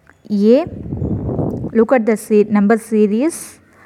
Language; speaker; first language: English; non-native, local second language; Tamil